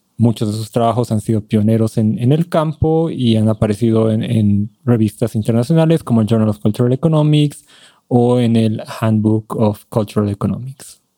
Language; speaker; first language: Spanish; native; Spanish